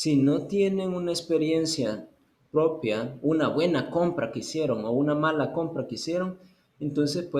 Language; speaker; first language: Spanish; native; Spanish